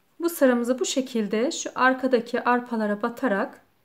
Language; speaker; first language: Turkish; native; Turkish